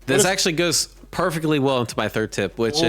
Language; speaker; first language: English; native; English